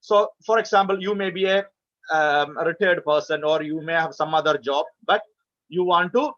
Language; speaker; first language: English; non-native, local second language; Malayalam